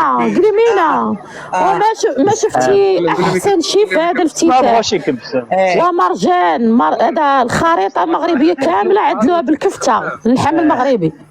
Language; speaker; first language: Arabic; native; Arabic